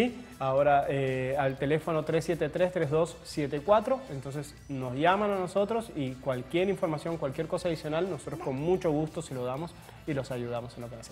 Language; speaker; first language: Spanish; native; Spanish